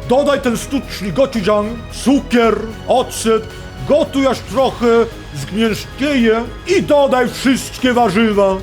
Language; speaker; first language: Polish; non-native, fluent; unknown